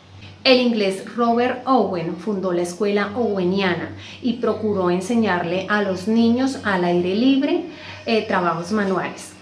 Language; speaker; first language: Spanish; native; Spanish